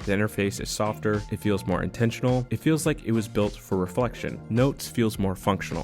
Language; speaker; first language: English; native; English